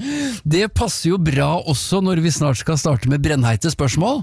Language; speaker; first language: Norwegian; native; Norwegian